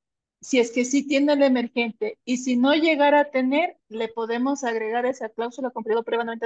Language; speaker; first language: Spanish; native; Spanish